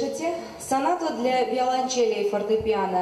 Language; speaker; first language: Russian; native; Russian